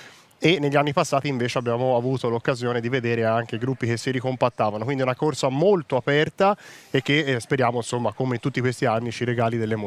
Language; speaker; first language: Italian; native; Italian